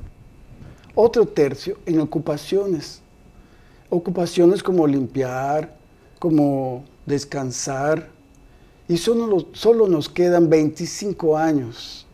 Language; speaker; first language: Spanish; native; Spanish